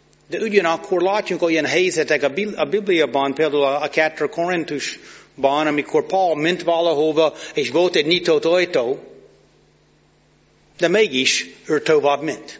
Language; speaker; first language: Hungarian; non-native, fluent; English